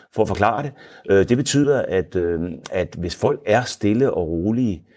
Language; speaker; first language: Danish; non-native, fluent; Dutch